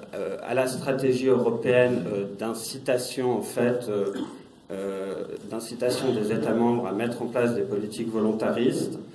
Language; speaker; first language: French; native; French